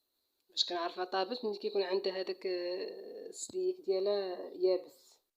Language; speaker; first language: Arabic; native; Arabic